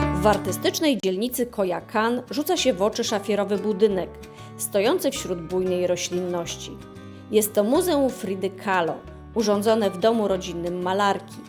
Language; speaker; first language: Polish; native; Polish